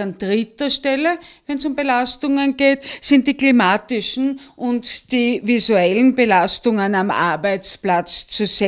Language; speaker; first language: German; native; German